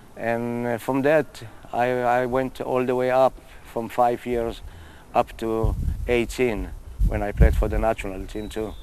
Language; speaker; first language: English; non-native, fluent; Hebrew